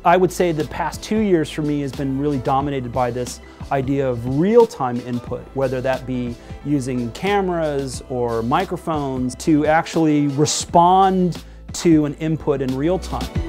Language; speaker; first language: English; native; English